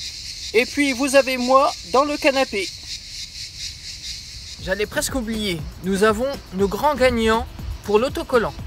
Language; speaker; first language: French; native; French